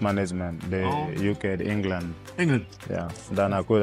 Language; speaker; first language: Indonesian; non-native, fluent; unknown